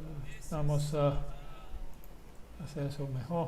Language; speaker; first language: Spanish; non-native, fluent; English